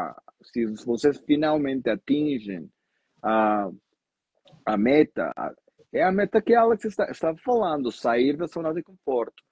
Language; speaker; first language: Portuguese; non-native, fluent; Spanish